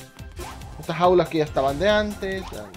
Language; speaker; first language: Spanish; native; Spanish